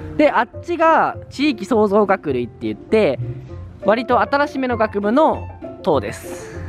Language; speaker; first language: Japanese; native; Japanese